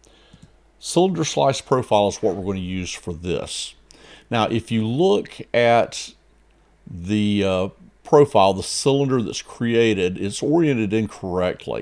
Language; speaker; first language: English; native; English